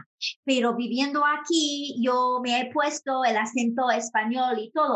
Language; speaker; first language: Spanish; non-native, fluent; English